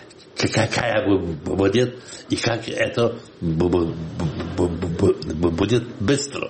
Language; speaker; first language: Russian; non-native, fluent; Polish